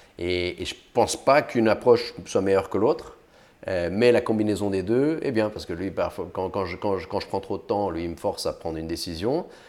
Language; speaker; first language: French; early bilingual, other home language; Portuguese